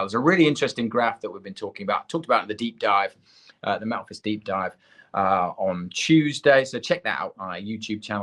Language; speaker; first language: English; native; English